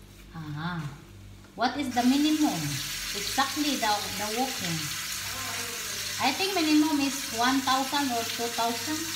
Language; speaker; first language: English; non-native, local second language; Filipino